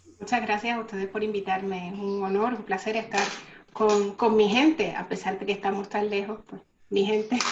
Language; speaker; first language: Spanish; native; Spanish